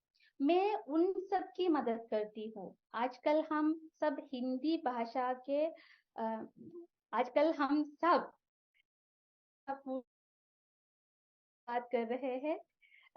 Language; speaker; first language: Hindi; non-native, fluent; Sinhala